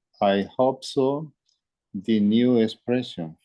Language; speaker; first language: English; non-native, learner; Spanish